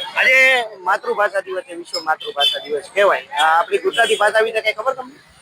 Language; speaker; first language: Gujarati; native; Gujarati